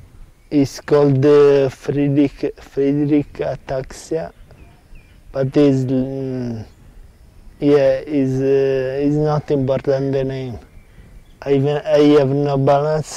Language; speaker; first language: English; non-native, learner; Italian